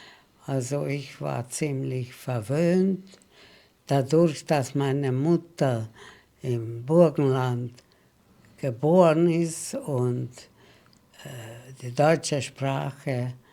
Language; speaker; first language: German; early bilingual, heritage; German